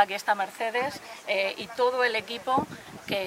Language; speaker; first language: Spanish; native; Spanish